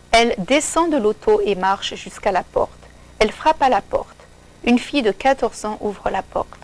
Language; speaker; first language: French; non-native, fluent; English